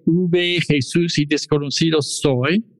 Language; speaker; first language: Spanish; non-native, fluent; English